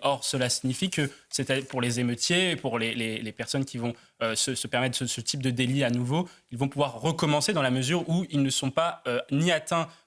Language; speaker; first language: French; native; French